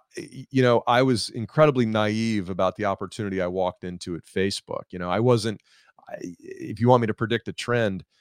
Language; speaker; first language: English; native; English